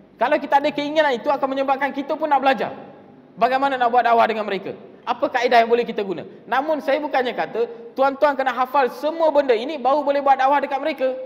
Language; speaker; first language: Malay; non-native, local second language; Tamil